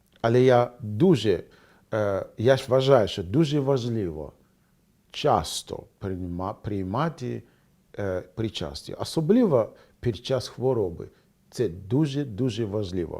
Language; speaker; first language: Ukrainian; non-native, fluent; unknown